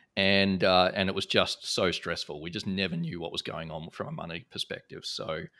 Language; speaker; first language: English; native; English